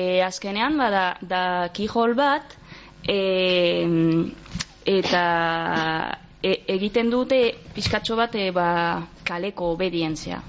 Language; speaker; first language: Basque; non-native, local second language; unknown